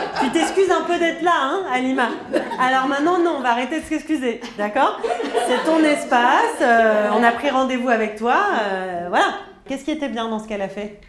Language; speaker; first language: French; native; French